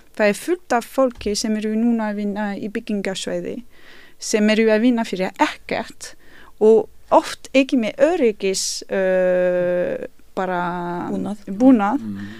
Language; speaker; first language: Icelandic; non-native, fluent; Bosnian